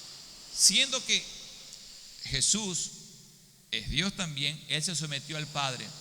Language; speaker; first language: Spanish; native; Spanish